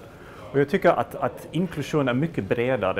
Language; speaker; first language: Swedish; non-native, fluent; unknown